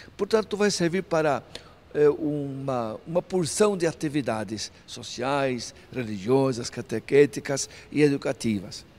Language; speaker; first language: Portuguese; non-native, fluent; Maltese